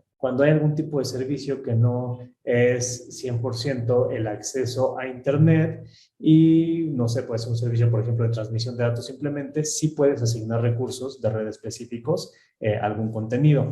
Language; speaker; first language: Spanish; native; Spanish